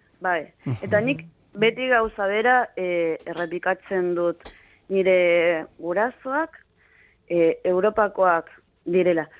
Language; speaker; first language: Basque; non-native, fluent; Spanish